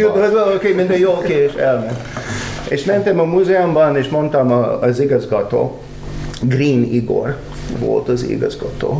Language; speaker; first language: Hungarian; non-native, learner; English